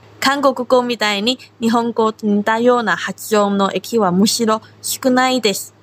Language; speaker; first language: Japanese; non-native, fluent; Korean